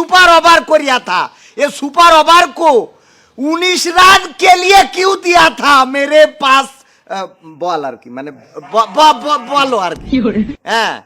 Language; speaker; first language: Hindi; non-native, learner; Bangla